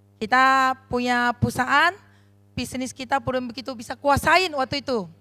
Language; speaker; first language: Indonesian; non-native, learner; Chinese